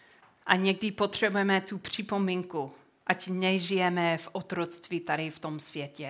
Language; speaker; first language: Czech; non-native, fluent; English